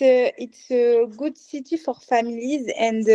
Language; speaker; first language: English; non-native, learner; French